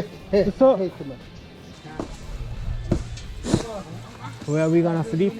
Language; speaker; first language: English; non-native, learner; Japanese